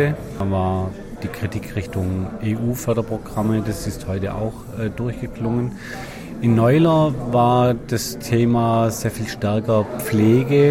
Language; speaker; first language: German; native; German